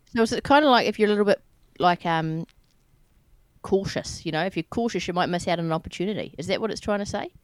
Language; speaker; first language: English; native; English